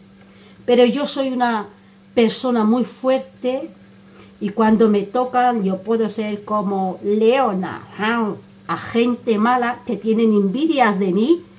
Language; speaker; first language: Spanish; non-native, fluent; Armenian